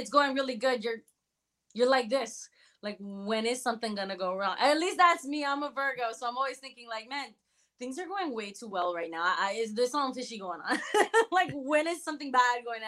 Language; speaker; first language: English; early bilingual, other home language; Spanish